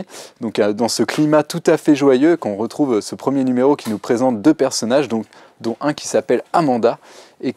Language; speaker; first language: French; native; French